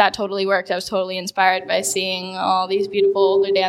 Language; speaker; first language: English; native; English